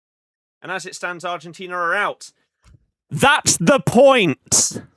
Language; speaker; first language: English; native; English